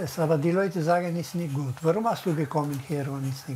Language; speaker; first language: German; non-native, learner; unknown